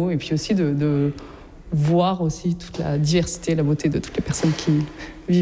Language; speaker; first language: French; native; French